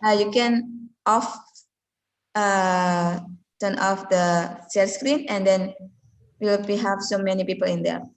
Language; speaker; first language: English; non-native, learner; Indonesian